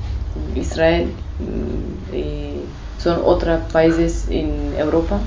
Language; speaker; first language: Spanish; non-native, learner; Kurdish